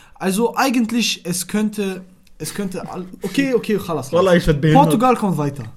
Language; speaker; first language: German; non-native, fluent; Arabic